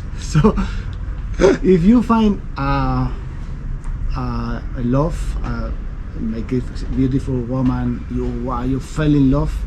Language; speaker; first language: English; non-native, learner; Spanish